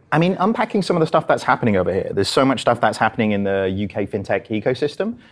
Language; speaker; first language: English; native; English